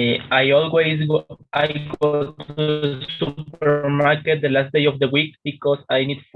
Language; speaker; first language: English; non-native, learner; Spanish